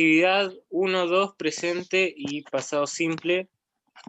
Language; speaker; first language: Spanish; native; Spanish